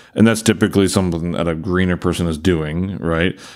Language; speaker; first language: English; native; English